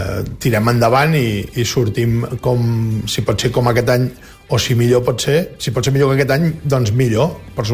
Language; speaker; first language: Catalan; native; Catalan